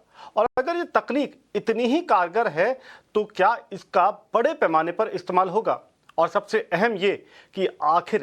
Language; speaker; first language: Hindi; native; Hindi